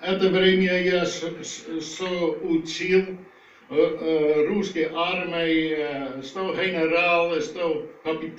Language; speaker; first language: Russian; non-native, learner; Dutch